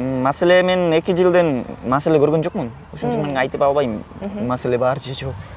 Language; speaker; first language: Kyrgyz; non-native, learner; Bangla